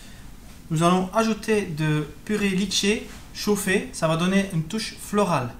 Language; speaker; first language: French; native; French